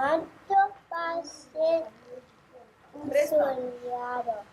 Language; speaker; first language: Spanish; non-native, learner; English